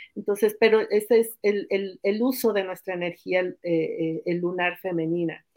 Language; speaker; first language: Spanish; native; Spanish